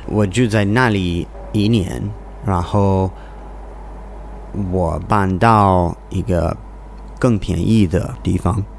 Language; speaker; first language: Chinese; non-native, learner; English